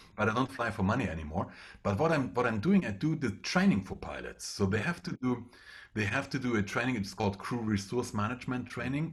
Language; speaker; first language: English; non-native, fluent; German